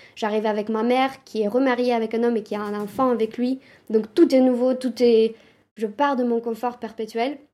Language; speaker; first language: French; early bilingual, other home language; Romanian